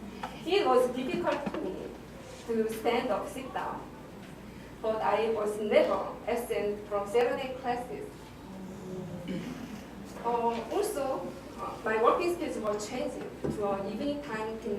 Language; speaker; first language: English; non-native, learner; Korean